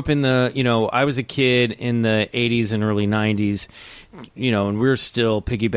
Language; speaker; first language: English; native; English